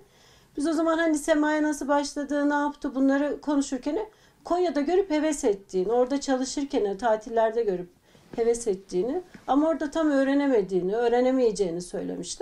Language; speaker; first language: Turkish; native; Turkish